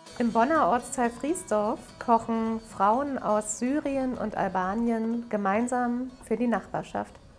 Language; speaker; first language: German; native; German